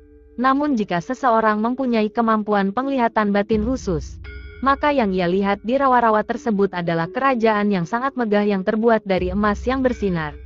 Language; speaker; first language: Indonesian; native; Indonesian